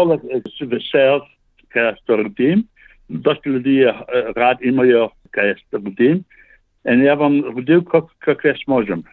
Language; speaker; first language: Slovenian; early bilingual, heritage; Slovenian